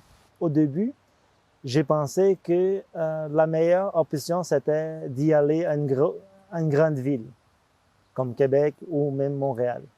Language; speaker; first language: French; non-native, fluent; Portuguese